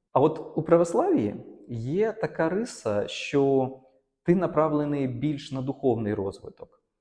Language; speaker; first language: Ukrainian; non-native, local second language; Russian